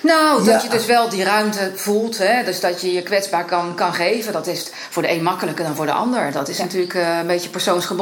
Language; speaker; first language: Dutch; native; Dutch